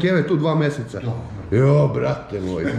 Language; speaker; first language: Serbian; native; Serbian